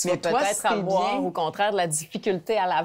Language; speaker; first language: French; native; French